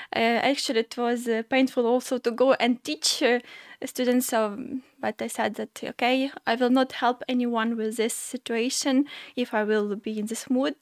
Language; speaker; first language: English; non-native, fluent; Ukrainian